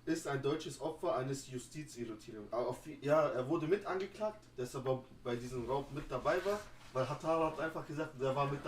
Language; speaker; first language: German; native; German